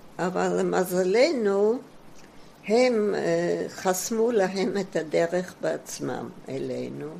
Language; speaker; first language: Hebrew; non-native, fluent; German